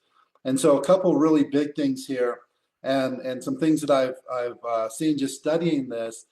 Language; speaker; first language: English; native; English